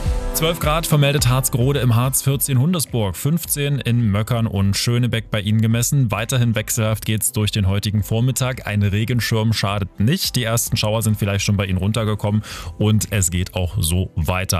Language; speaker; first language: German; native; German